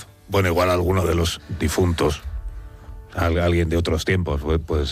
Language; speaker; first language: Spanish; native; Spanish